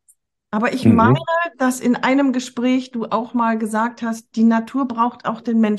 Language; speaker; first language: German; native; German